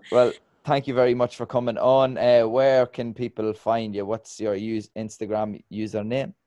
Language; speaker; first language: English; native; English